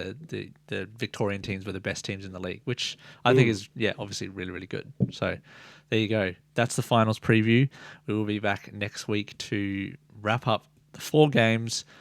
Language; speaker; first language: English; native; English